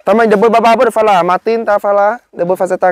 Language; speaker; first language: Portuguese; non-native, learner; Vietnamese